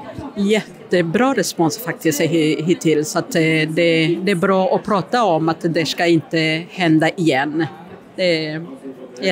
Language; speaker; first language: Swedish; non-native, fluent; Kinyarwanda